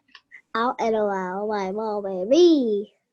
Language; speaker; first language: English; non-native, learner; Vietnamese